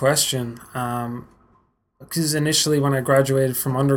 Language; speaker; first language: English; native; English